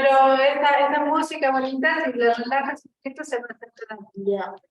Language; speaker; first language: Spanish; native; Spanish